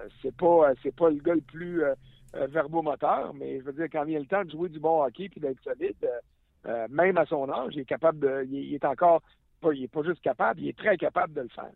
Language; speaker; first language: French; native; French